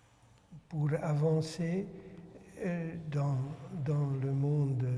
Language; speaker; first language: French; non-native, fluent; Hungarian